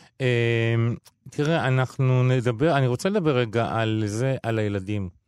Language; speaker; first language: Hebrew; native; Hebrew